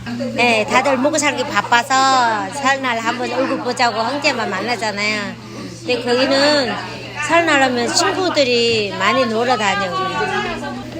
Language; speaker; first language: Korean; non-native, fluent; Vietnamese